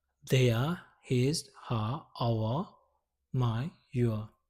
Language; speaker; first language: English; non-native, fluent; Burmese